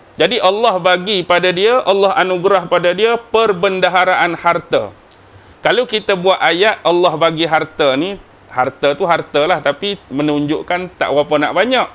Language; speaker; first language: Malay; native; Malay